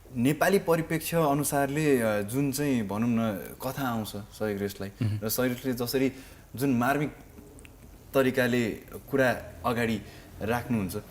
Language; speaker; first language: Nepali; native; Nepali